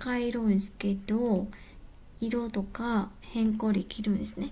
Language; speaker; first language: Japanese; non-native, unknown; Vietnamese